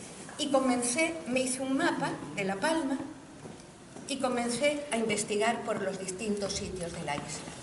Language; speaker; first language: Spanish; native; Spanish